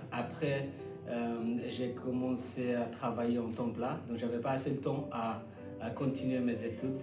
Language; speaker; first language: French; non-native, fluent; Bangla